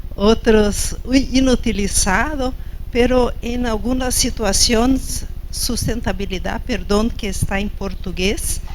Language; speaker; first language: Spanish; non-native, fluent; Portuguese